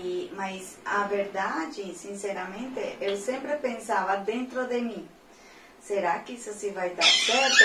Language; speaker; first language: Portuguese; non-native, fluent; Spanish